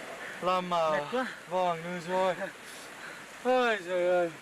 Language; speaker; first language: Vietnamese; non-native, learner; English